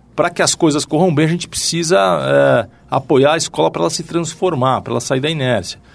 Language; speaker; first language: Portuguese; native; Portuguese